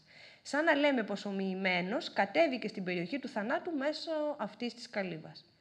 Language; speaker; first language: Greek; native; Greek